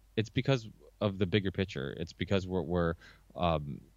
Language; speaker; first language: English; early bilingual, other home language; Portuguese